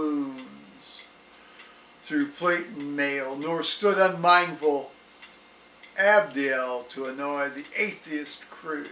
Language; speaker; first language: English; native; English